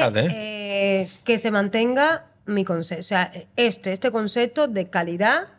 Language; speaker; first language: Spanish; native; Spanish